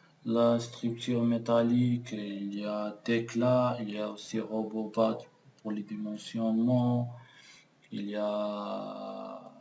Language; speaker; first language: French; non-native, local second language; Arabic